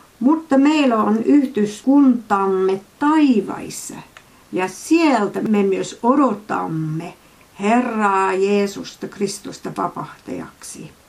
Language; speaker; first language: Finnish; non-native, fluent; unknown